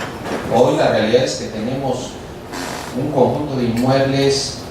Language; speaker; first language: Spanish; native; Spanish